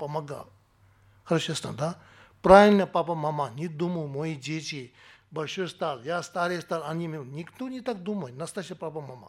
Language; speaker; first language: Russian; non-native, learner; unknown